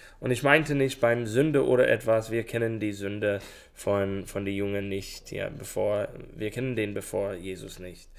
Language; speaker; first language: German; non-native, learner; English